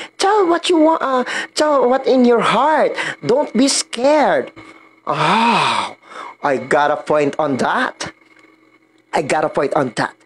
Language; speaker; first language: English; non-native, learner; Filipino